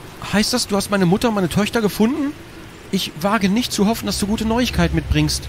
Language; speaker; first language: German; native; German